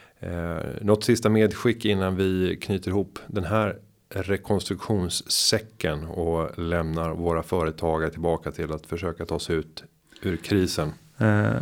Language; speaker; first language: Swedish; native; Swedish